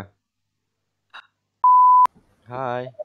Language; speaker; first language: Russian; non-native, learner; Indonesian